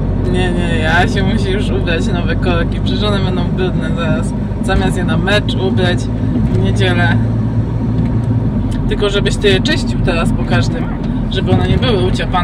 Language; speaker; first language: Polish; native; Polish